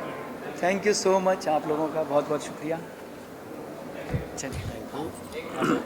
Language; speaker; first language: Hindi; native; Hindi